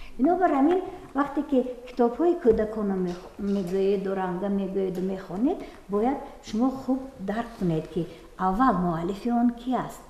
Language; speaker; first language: Tajik; native; Tajik